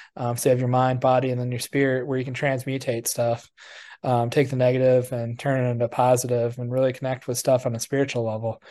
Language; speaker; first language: English; native; English